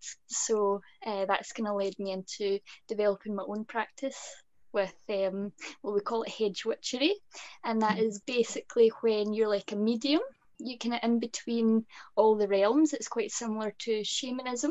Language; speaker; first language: English; native; English